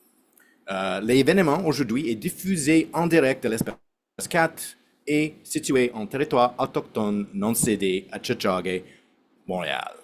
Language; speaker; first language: French; non-native, fluent; English